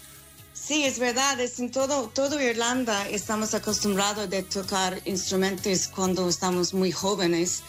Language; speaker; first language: Spanish; non-native, fluent; English